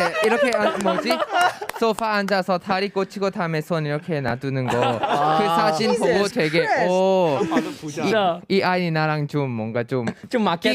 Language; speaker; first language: Korean; non-native, fluent; Thai